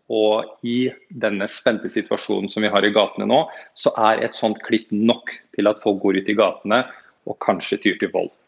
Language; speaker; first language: Norwegian; native; Norwegian